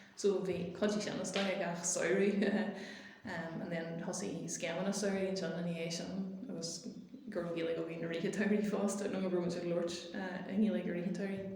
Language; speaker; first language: Irish; non-native, local second language; English